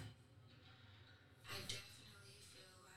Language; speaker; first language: English; non-native, fluent; Spanish